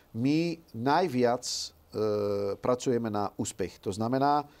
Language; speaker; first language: Slovak; non-native, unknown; Dutch